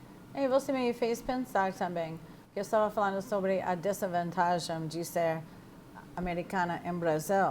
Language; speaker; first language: Portuguese; non-native, fluent; English